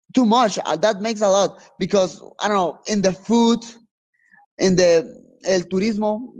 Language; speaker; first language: English; non-native, learner; Spanish